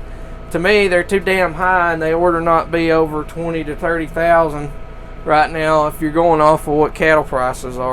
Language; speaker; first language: English; native; English